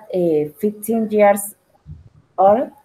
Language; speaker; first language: English; non-native, learner; Spanish